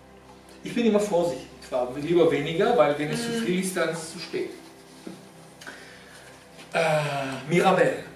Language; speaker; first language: German; non-native, fluent; Georgian